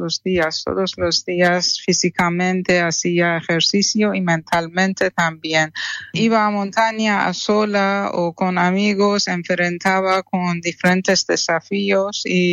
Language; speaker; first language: Spanish; non-native, fluent; Persian